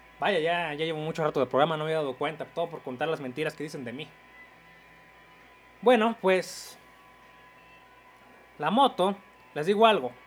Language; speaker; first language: Spanish; native; Spanish